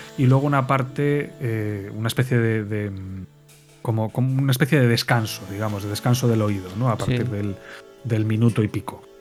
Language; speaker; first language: Spanish; native; Spanish